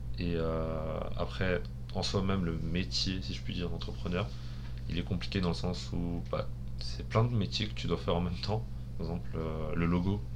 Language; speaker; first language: French; early bilingual, other home language; Spanish